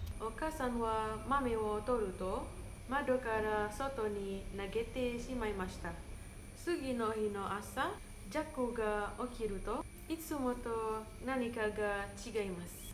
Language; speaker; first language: Japanese; non-native, learner; Indonesian